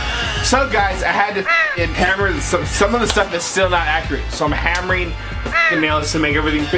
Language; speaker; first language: English; native; English